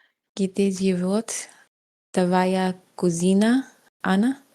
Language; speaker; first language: Russian; non-native, learner; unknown